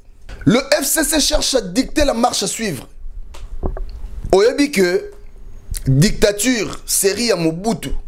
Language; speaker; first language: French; non-native, local second language; Lingala